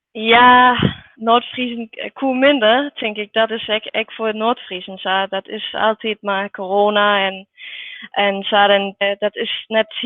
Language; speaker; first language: Dutch; non-native, learner; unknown